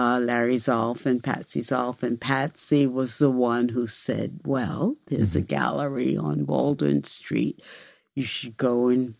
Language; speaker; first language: English; native; English